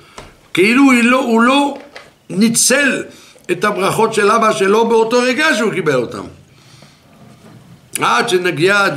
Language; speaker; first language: Hebrew; non-native, fluent; French